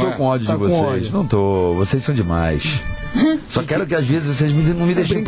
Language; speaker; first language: Portuguese; native; Portuguese